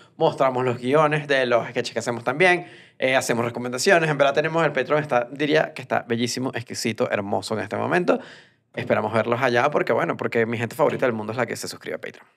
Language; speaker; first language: Spanish; native; Spanish